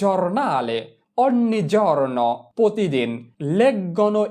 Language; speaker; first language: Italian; non-native, fluent; Bangla